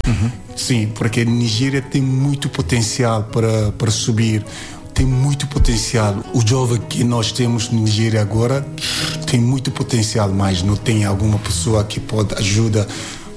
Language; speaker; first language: Portuguese; non-native, learner; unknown